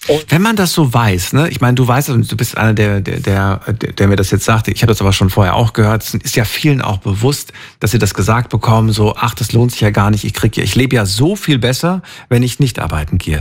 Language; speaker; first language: German; native; German